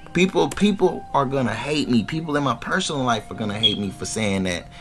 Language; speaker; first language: English; native; English